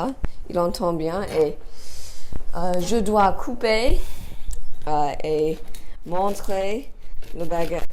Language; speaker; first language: French; non-native, learner; English